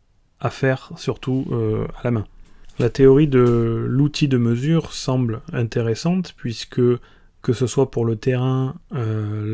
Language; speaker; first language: French; native; French